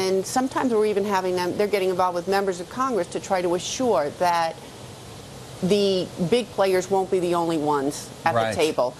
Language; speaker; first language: English; native; English